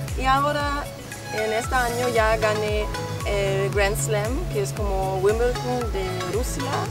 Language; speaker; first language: Spanish; non-native, fluent; German